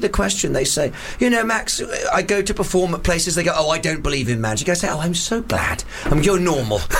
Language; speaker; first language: English; native; English